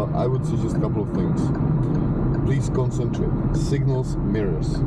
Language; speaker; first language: English; non-native, fluent; Czech